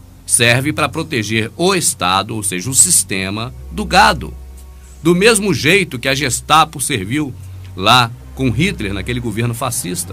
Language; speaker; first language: Portuguese; native; Portuguese